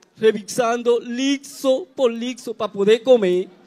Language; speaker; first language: Portuguese; non-native, learner; Spanish